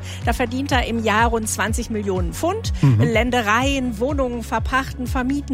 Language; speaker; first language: German; native; German